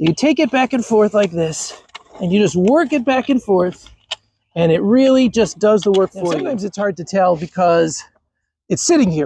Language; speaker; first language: English; native; English